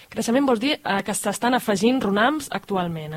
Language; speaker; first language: Catalan; native; Catalan